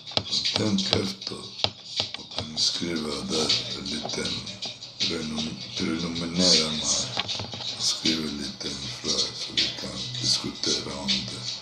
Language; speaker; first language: Swedish; non-native, fluent; Spanish